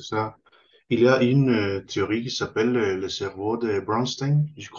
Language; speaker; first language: French; non-native, fluent; Spanish